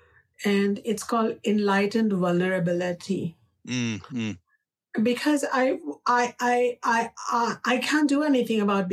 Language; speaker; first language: English; non-native, local second language; Hindi